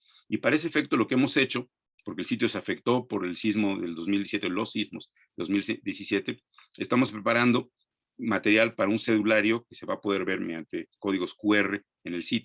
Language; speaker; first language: Spanish; native; Spanish